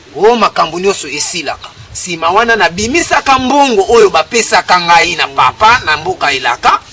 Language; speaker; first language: Lingala; non-native, local second language; Kongo